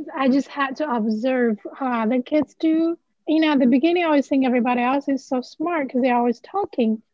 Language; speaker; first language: English; non-native, fluent; Chinese